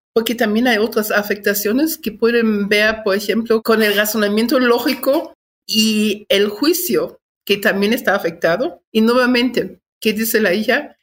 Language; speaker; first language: Spanish; non-native, fluent; German